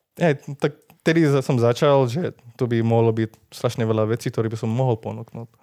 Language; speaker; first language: Slovak; non-native, fluent; Hindi